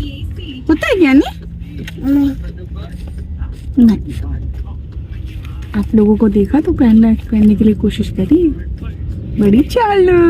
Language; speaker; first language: Hindi; non-native, local second language; Odia